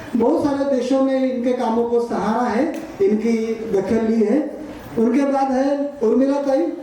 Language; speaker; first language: Hindi; non-native, local second language; Marathi